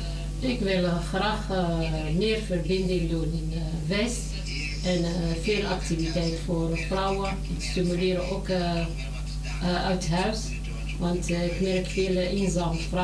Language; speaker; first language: Dutch; non-native, learner; Arabic